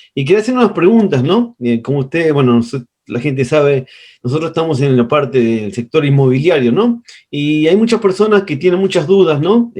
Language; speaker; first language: Spanish; native; Spanish